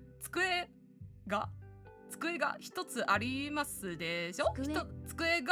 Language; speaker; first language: Japanese; non-native, learner; English